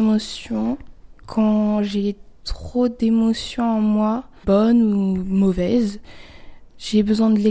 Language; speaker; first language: French; native; French